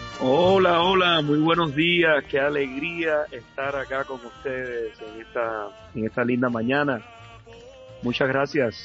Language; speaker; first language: Spanish; native; Spanish